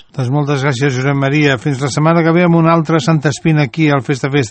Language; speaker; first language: Catalan; native; Catalan